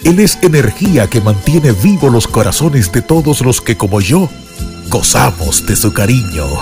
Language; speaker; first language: Spanish; native; Spanish